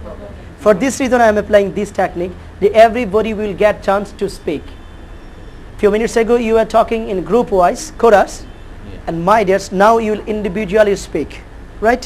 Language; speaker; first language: English; non-native, fluent; Bangla